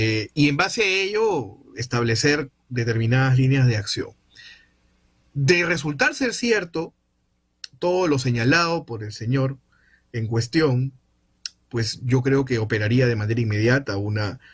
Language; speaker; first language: Spanish; native; Spanish